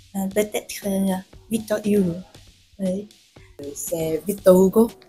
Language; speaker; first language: French; non-native, fluent; Vietnamese